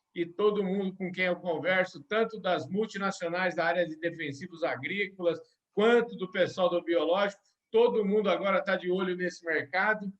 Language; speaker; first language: Portuguese; native; Portuguese